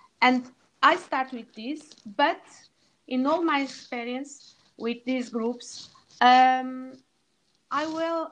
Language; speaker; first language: English; non-native, learner; Portuguese